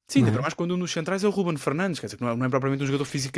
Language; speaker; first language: Portuguese; native; Portuguese